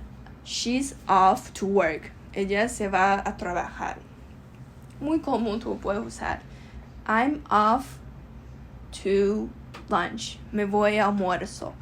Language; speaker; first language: Spanish; non-native, learner; Chinese